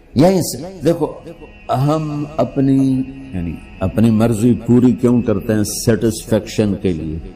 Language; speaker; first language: Urdu; non-native, local second language; Punjabi